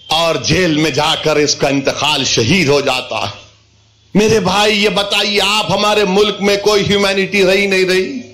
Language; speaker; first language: Urdu; native; Urdu